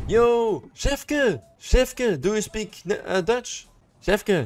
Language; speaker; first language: English; non-native, learner; Dutch